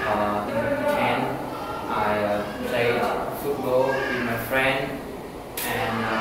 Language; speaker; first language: English; non-native, learner; Vietnamese